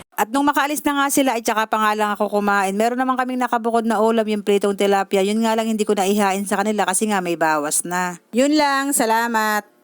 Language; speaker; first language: Filipino; native; Filipino